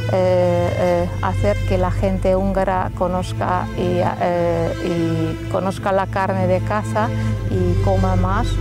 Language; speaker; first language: Spanish; non-native, fluent; Hungarian